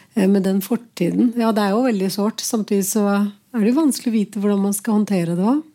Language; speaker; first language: Norwegian; early bilingual, other home language; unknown